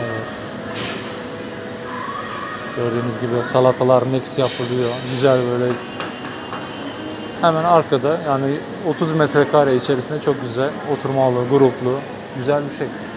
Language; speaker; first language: Turkish; early bilingual, heritage; Turkish